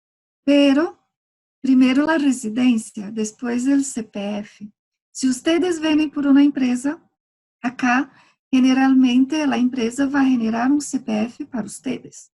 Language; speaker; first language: Spanish; non-native, fluent; Portuguese